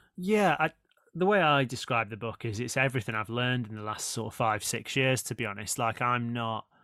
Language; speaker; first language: English; native; English